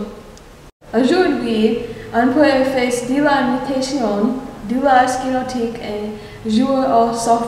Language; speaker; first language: French; non-native, learner; English